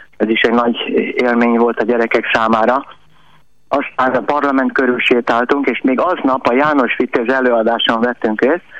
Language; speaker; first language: Hungarian; native; Hungarian